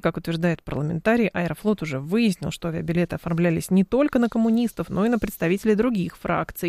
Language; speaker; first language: Russian; native; Russian